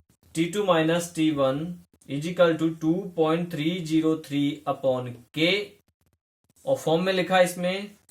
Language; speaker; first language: Hindi; native; Hindi